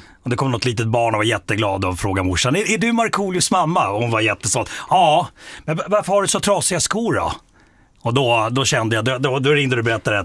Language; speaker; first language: Swedish; native; Swedish